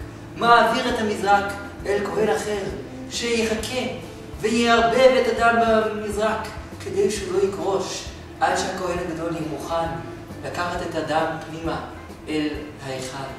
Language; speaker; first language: Hebrew; native; Hebrew